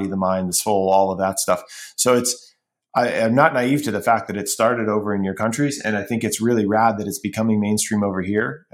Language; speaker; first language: English; native; English